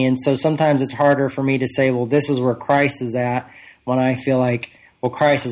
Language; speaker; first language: English; native; English